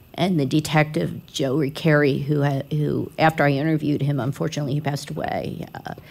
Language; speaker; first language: English; native; English